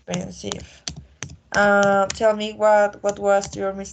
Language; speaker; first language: English; non-native, learner; Spanish